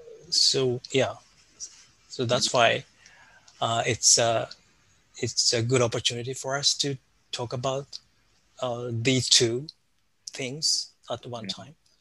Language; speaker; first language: English; non-native, fluent; Japanese